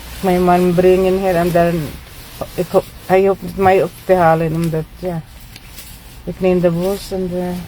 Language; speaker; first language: Dutch; non-native, learner; Filipino